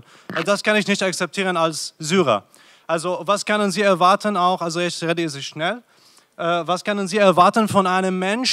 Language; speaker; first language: German; non-native, fluent; Arabic